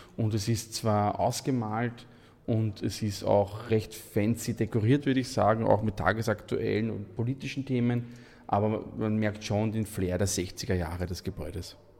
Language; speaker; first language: German; native; German